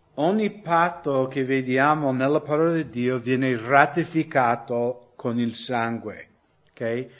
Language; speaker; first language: Italian; non-native, fluent; English